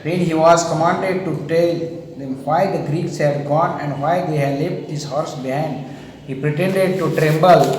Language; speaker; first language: English; non-native, local second language; Marathi